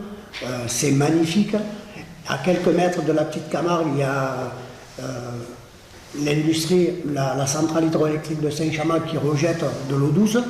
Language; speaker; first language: French; native; French